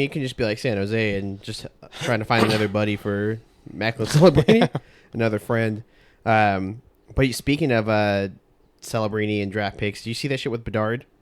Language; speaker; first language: English; native; English